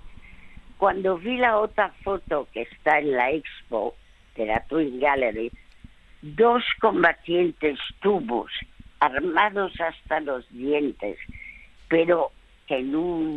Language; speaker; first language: Spanish; early bilingual, other home language; French